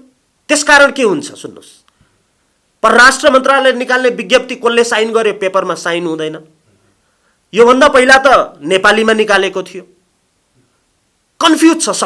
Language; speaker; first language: Nepali; native; Nepali